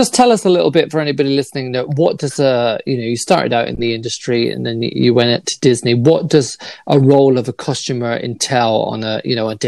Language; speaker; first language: English; native; English